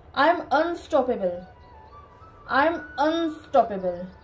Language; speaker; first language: English; non-native, local second language; Marathi